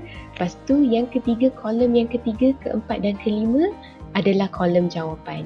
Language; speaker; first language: Malay; native; Malay